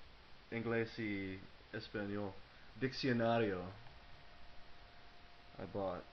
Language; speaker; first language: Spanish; non-native, learner; English